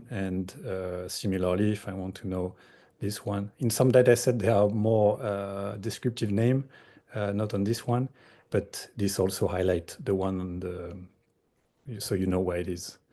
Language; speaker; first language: English; non-native, fluent; French